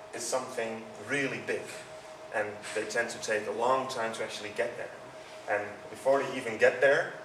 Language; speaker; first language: English; non-native, fluent; Dutch